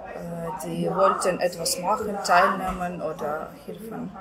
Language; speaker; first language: German; non-native, learner; Ukrainian